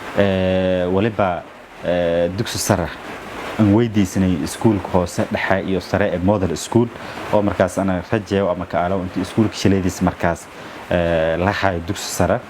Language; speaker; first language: Somali; non-native, local second language; Maay